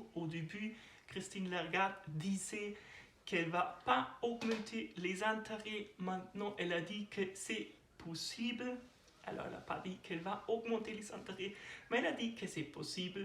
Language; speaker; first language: French; non-native, learner; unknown